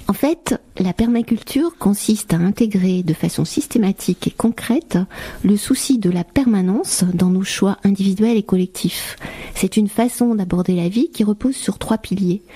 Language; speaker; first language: French; native; French